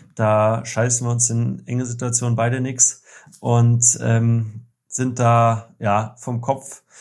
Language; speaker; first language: German; native; German